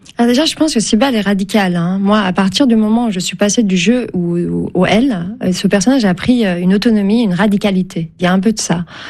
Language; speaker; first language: French; early bilingual, other home language; Turkish